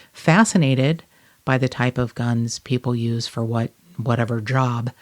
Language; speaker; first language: English; native; English